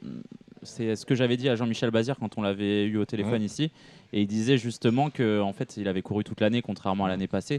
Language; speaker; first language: French; native; French